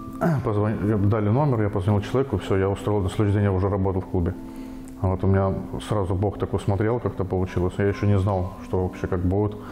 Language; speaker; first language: Russian; native; Russian